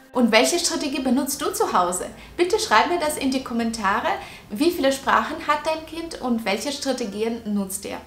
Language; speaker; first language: German; non-native, fluent; Russian